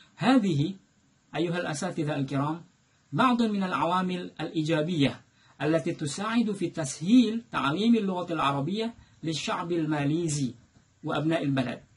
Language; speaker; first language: Arabic; non-native, fluent; Malay